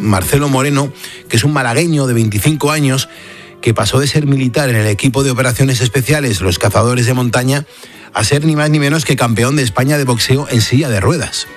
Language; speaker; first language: Spanish; native; Spanish